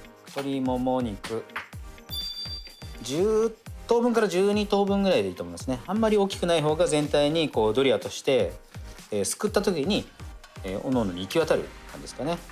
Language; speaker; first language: Japanese; native; Japanese